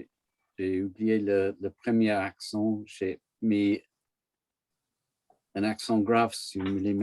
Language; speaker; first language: French; non-native, learner; English